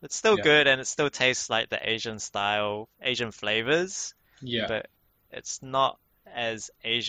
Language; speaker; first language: English; native; English